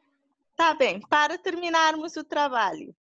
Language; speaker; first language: Portuguese; non-native, local second language; Kabuverdianu